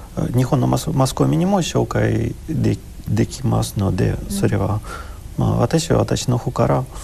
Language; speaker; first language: Japanese; non-native, fluent; Ukrainian